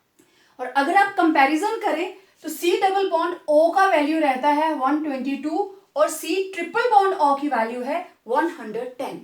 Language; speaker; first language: Hindi; native; Hindi